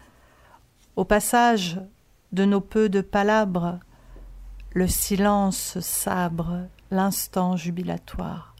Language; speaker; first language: French; early bilingual, other home language; Italian